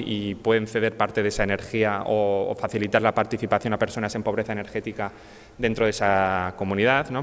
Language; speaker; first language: Spanish; native; Spanish